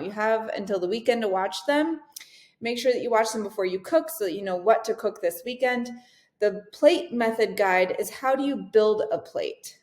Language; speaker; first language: English; native; English